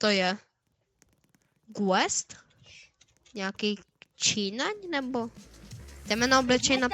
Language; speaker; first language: Czech; early bilingual, other home language; Russian